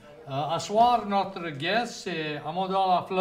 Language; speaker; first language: French; native; French